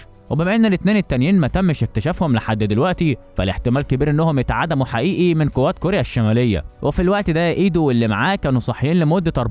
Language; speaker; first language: Arabic; native; Arabic